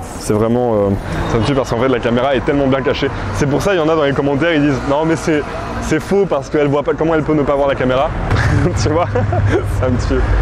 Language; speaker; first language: French; early bilingual, other home language; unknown